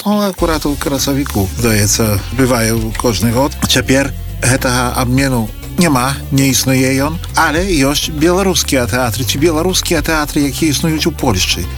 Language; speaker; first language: Belarusian; native; Belarusian